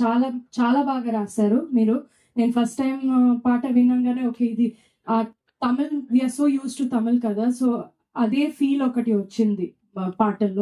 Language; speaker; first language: Telugu; non-native, fluent; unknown